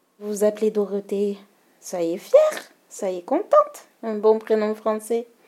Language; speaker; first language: French; early bilingual, other home language; Malagasy